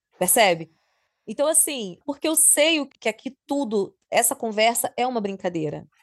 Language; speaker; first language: Portuguese; native; Portuguese